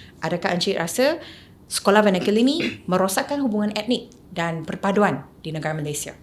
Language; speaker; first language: Malay; non-native, local second language; Chinese